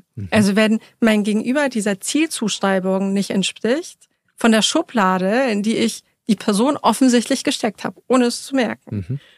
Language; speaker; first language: German; early bilingual, other home language; Persian